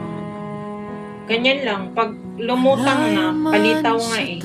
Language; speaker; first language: Filipino; native; Filipino